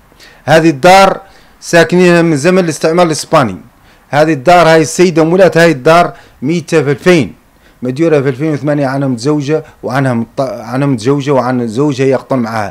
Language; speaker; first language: Arabic; native; Arabic